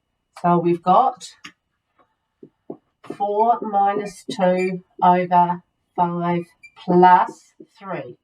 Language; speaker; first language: English; native; English